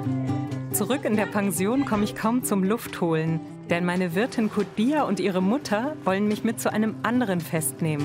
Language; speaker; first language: German; native; German